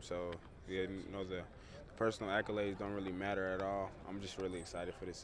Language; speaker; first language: English; native; English